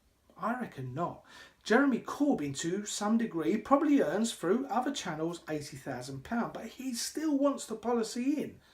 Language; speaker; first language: English; native; English